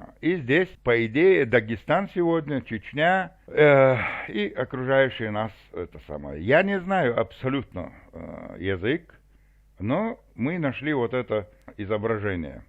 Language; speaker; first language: Russian; non-native, local second language; Chechen